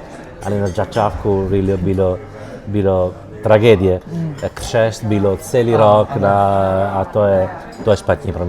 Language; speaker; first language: Czech; non-native, learner; Italian